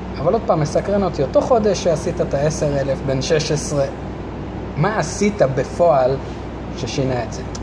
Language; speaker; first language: Hebrew; native; Hebrew